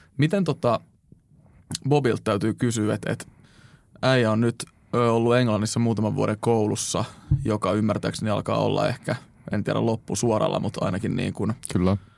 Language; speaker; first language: Finnish; native; Finnish